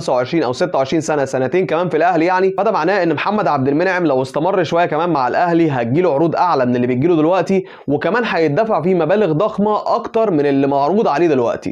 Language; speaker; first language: Arabic; native; Arabic